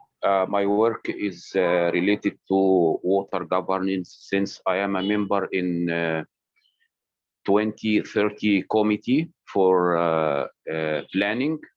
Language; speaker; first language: English; non-native, fluent; Arabic